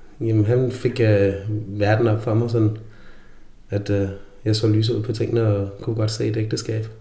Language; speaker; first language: Danish; early bilingual, other home language; Faroese